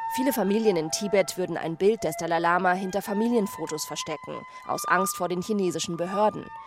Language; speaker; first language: German; native; German